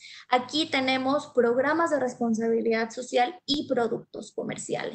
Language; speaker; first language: Spanish; native; Spanish